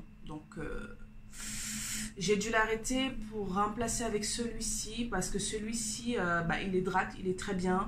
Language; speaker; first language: French; native; French